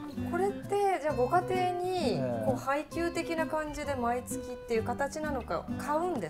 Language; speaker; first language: Japanese; native; Japanese